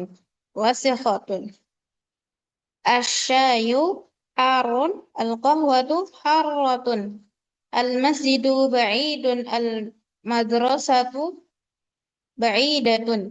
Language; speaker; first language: Arabic; non-native, fluent; Indonesian